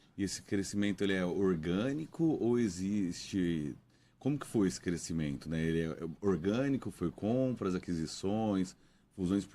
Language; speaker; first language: Portuguese; native; Portuguese